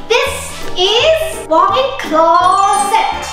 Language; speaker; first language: English; non-native, learner; Thai